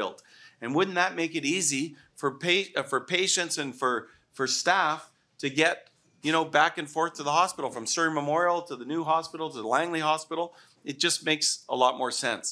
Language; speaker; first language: English; native; English